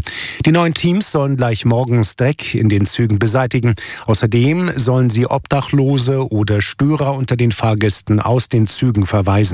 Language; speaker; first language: German; native; German